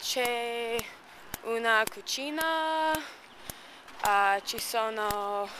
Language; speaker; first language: Italian; non-native, learner; English